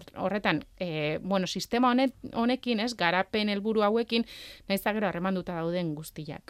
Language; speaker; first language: Basque; native; Basque